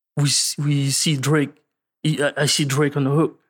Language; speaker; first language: English; non-native, learner; French